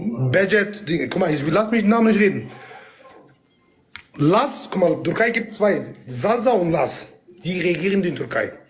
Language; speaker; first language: German; non-native, local second language; Kurdish